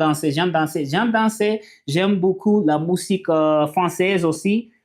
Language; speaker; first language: French; non-native, learner; English